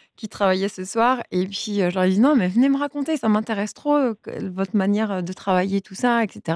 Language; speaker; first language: French; native; French